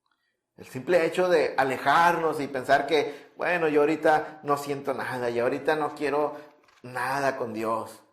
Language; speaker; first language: Spanish; native; Spanish